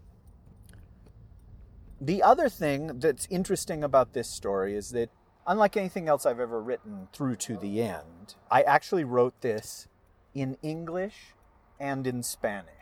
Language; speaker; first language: English; early bilingual, other home language; Spanish